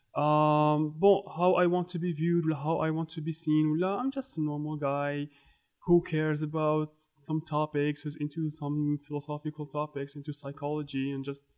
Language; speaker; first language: English; non-native, fluent; Arabic